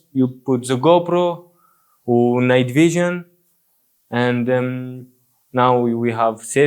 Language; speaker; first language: English; non-native, learner; French